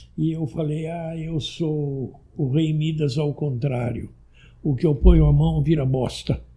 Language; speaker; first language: Portuguese; early bilingual, other home language; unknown